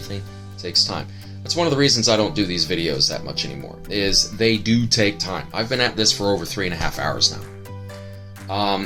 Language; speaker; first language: English; native; English